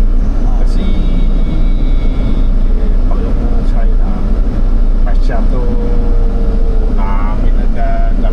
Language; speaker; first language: Filipino; non-native, learner; Chinese